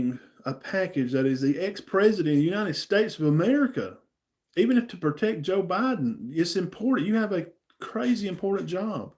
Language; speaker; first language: English; native; English